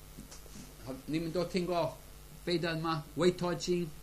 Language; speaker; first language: Chinese; non-native, fluent; English